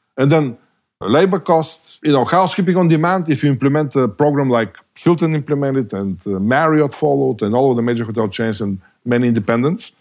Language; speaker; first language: English; non-native, fluent; Bulgarian